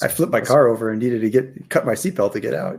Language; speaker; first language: English; native; English